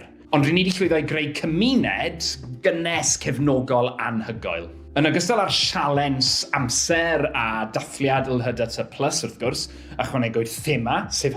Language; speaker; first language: Welsh; native; Welsh